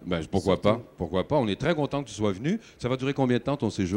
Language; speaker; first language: French; native; French